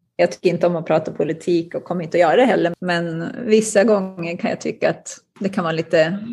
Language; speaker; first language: Swedish; native; Swedish